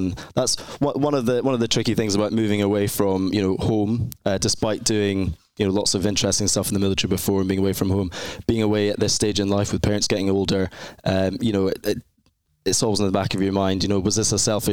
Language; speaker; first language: English; native; English